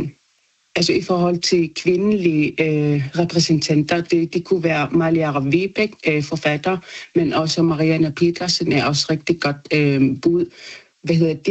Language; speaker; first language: Danish; non-native, local second language; Kalaallisut